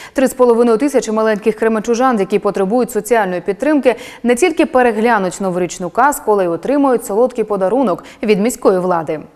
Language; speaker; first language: Ukrainian; native; Ukrainian